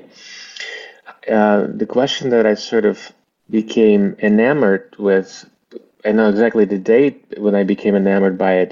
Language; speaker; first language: English; non-native, fluent; Russian